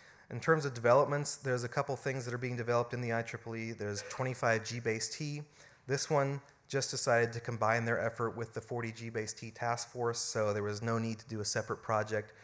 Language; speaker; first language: English; early bilingual, other home language; German